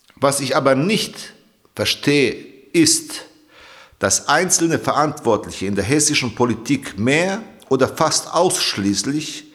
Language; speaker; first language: German; native; German